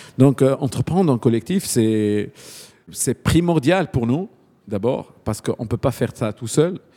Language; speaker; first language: French; non-native, local second language; Arabic